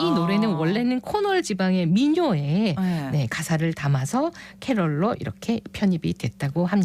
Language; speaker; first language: Korean; native; Korean